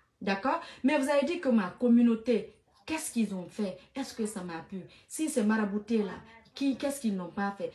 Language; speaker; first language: French; non-native, local second language; Fula